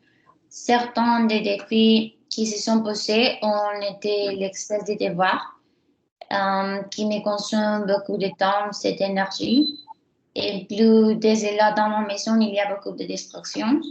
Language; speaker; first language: French; non-native, learner; Spanish